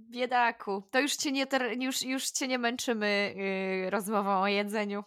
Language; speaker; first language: Polish; native; Polish